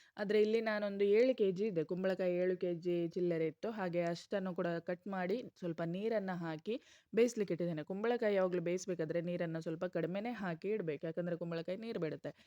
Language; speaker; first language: Kannada; non-native, local second language; Konkani